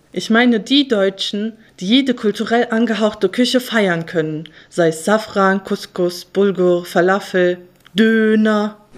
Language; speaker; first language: German; early bilingual, other home language; Turkish